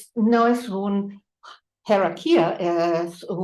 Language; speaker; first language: Spanish; non-native, fluent; English